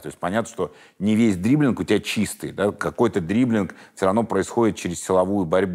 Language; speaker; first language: Russian; native; Russian